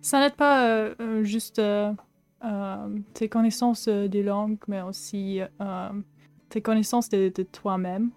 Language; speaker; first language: French; non-native, fluent; German